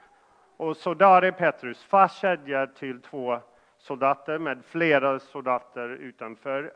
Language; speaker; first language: Swedish; non-native, fluent; English